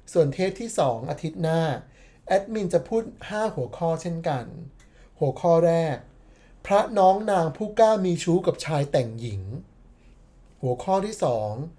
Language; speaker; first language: Thai; native; Thai